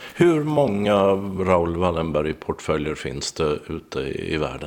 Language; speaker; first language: Swedish; native; Swedish